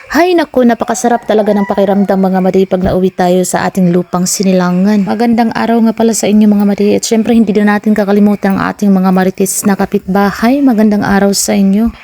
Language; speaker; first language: Filipino; non-native, local second language; Cebuano